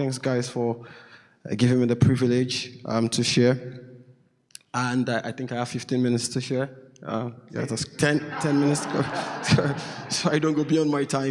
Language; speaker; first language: English; non-native, local second language; Yoruba